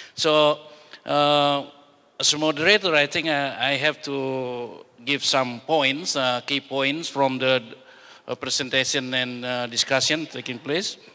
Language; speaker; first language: English; non-native, fluent; Indonesian